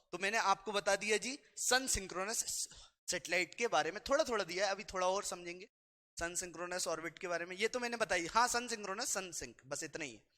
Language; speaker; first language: Hindi; native; Hindi